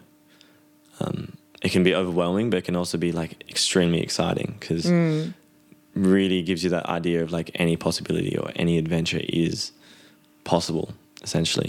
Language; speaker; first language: English; native; English